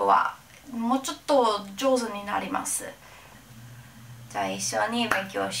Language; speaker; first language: Japanese; non-native, learner; English